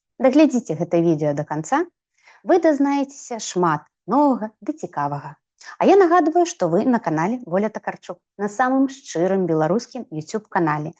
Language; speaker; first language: Belarusian; non-native, local second language; Russian